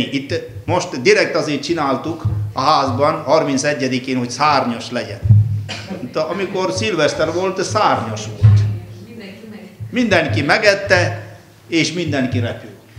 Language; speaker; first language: Hungarian; non-native, fluent; Malayalam